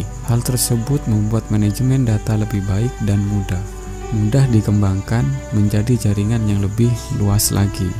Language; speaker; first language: Indonesian; native; Indonesian